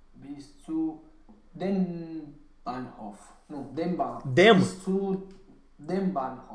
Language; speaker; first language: German; non-native, learner; Romanian